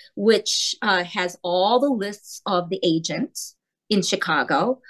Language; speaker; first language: English; early bilingual, heritage; Korean